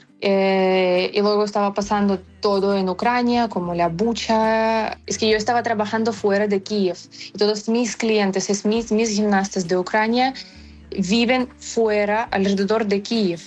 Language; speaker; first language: Spanish; non-native, fluent; Ukrainian